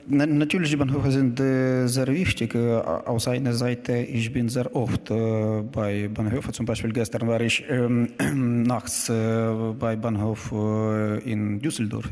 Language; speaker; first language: German; non-native, learner; Ukrainian